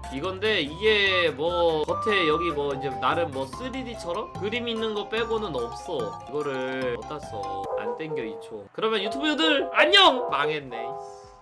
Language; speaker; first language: Korean; native; Korean